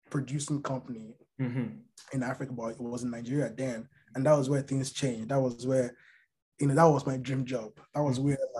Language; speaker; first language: English; non-native, local second language; Yoruba